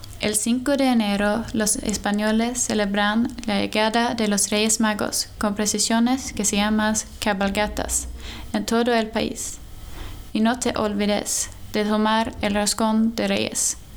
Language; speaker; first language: Spanish; non-native, learner; Swedish